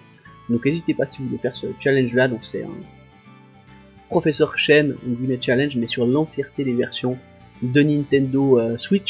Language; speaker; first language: French; native; French